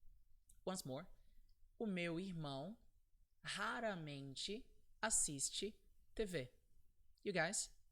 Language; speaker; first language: Portuguese; non-native, fluent; English